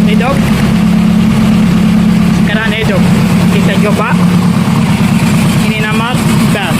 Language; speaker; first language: Indonesian; non-native, learner; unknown